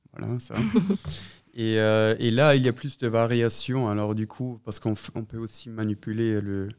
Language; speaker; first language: French; non-native, fluent; German